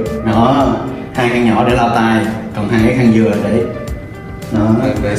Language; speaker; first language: Vietnamese; native; Vietnamese